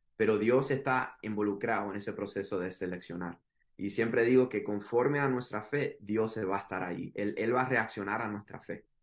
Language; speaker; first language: Spanish; early bilingual, heritage; Spanish